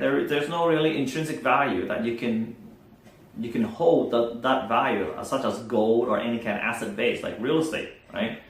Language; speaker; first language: English; non-native, fluent; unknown